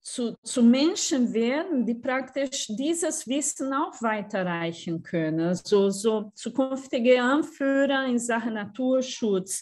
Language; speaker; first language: German; non-native, fluent; Portuguese